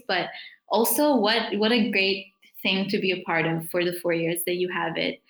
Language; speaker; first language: English; native; English